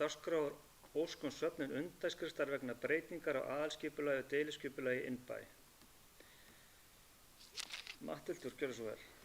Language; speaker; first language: Icelandic; native; Icelandic